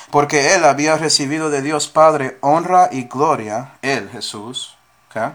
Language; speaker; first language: Spanish; non-native, fluent; English